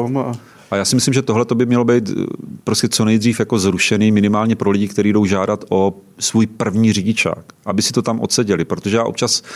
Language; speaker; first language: Czech; native; Czech